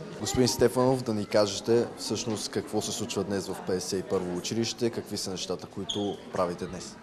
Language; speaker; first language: Bulgarian; native; Bulgarian